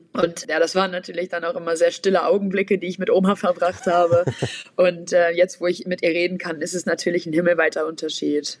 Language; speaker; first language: German; native; German